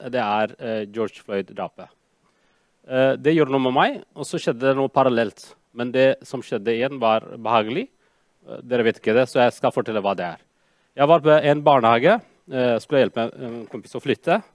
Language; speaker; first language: Norwegian; non-native, fluent; Amharic